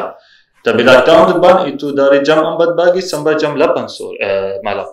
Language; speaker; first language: Indonesian; non-native, learner; Arabic